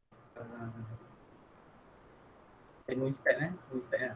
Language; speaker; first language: English; non-native, local second language; Malay